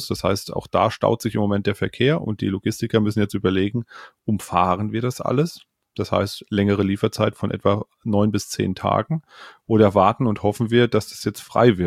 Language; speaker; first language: German; native; German